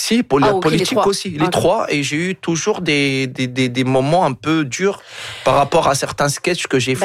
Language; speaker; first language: French; non-native, local second language; Arabic